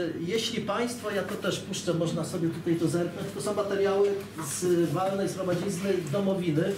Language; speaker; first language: Polish; native; Polish